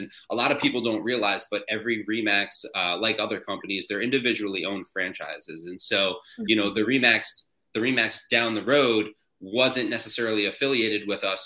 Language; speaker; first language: English; native; English